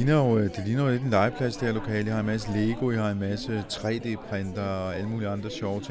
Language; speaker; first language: Danish; native; Danish